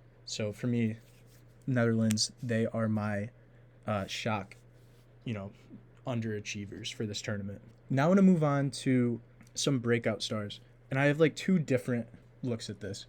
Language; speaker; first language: English; native; English